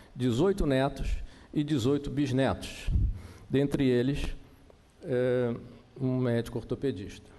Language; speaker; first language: Portuguese; native; Portuguese